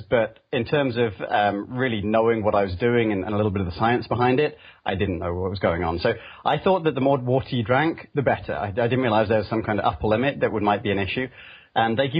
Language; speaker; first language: English; native; English